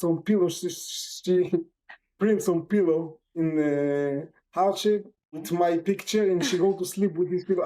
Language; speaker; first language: English; non-native, learner; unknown